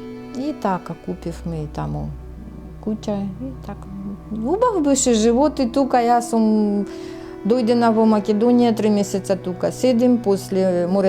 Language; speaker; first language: Macedonian; non-native, learner; Russian